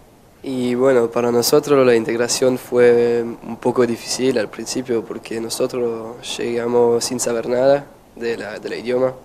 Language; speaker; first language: Spanish; non-native, fluent; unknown